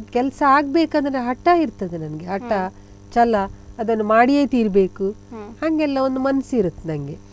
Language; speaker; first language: Kannada; native; Kannada